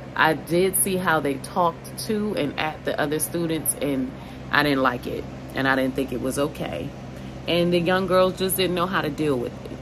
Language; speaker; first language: English; native; English